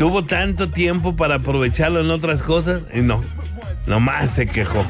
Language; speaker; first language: Spanish; native; Spanish